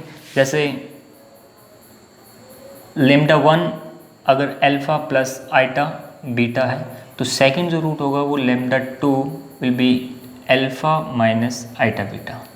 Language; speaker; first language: Hindi; native; Hindi